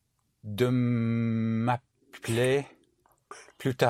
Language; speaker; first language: French; non-native, learner; English